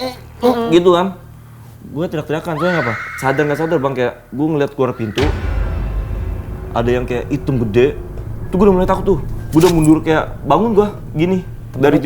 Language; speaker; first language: Indonesian; native; Indonesian